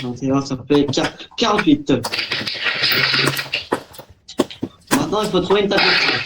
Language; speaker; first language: French; native; French